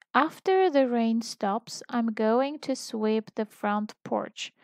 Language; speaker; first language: English; non-native, fluent; Azerbaijani